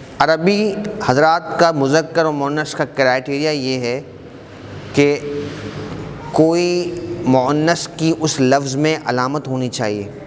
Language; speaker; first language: Urdu; native; Urdu